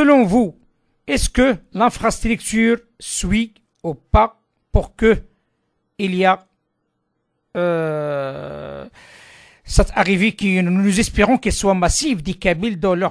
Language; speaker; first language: French; non-native, local second language; Arabic